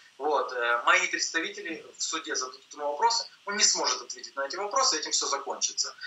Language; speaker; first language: Russian; native; Russian